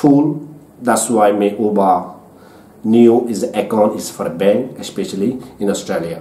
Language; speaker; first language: English; non-native, learner; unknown